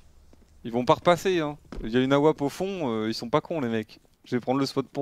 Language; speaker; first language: French; native; French